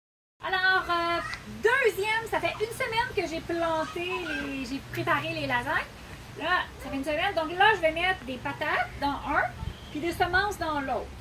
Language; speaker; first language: French; native; French